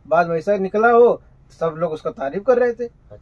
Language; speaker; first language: Hindi; native; Hindi